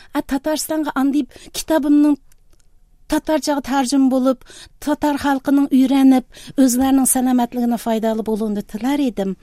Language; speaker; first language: Tatar; early bilingual, heritage; Tatar